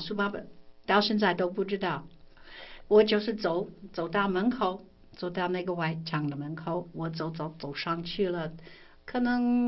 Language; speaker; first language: Chinese; non-native, fluent; English